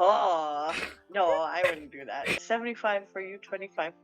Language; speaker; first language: English; native; English